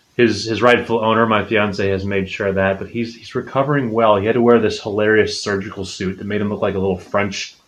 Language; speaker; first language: English; native; English